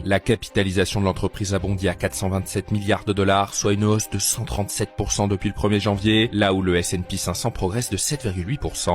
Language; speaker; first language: French; native; French